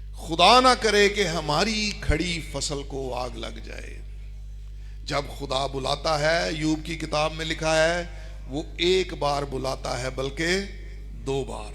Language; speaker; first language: Urdu; non-native, local second language; Punjabi